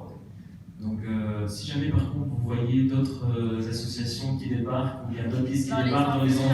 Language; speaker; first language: French; native; French